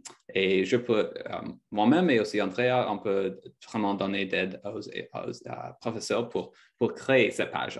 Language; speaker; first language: French; non-native, fluent; English